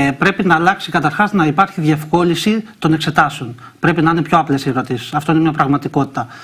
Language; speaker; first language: Greek; early bilingual, other home language; Albanian